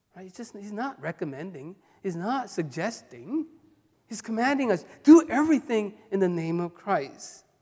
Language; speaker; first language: English; early bilingual, other home language; Korean